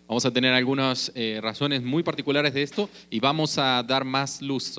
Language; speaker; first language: Spanish; native; Spanish